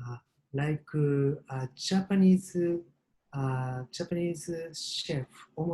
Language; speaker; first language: English; non-native, learner; Japanese